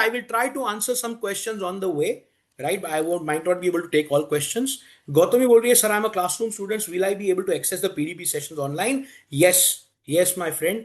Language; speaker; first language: English; non-native, local second language; Hindi